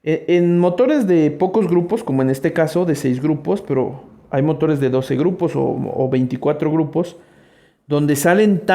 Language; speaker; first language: Spanish; native; Spanish